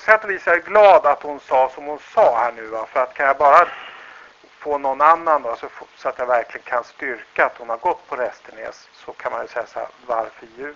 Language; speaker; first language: Swedish; native; Swedish